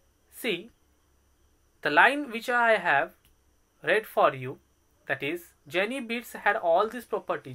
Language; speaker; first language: English; non-native, local second language; Bangla